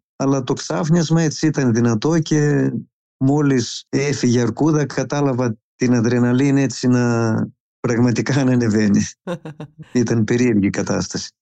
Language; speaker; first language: Greek; native; Greek